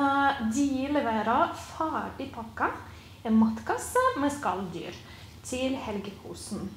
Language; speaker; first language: Norwegian; non-native, fluent; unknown